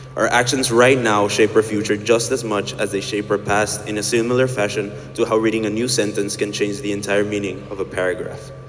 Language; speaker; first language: English; early bilingual, other home language; Spanish